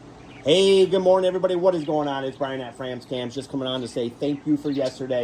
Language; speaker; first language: English; native; English